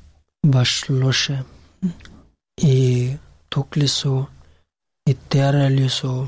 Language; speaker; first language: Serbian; non-native, learner; Pashto